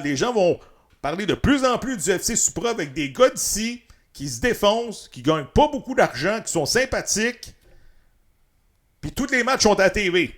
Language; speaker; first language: French; native; French